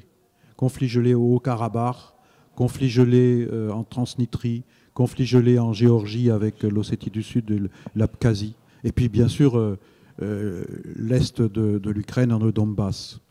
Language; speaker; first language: French; native; French